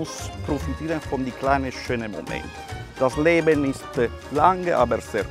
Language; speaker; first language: German; non-native, fluent; Italian